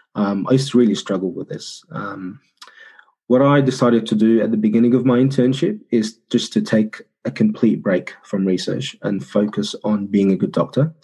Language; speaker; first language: English; early bilingual, other home language; Arabic